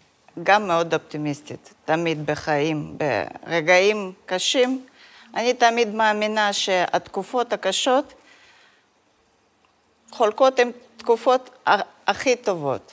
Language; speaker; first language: Hebrew; non-native, fluent; Russian